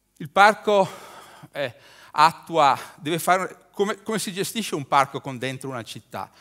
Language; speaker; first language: Italian; native; Italian